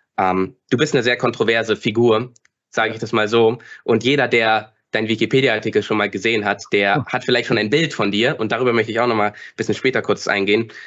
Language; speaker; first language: German; native; German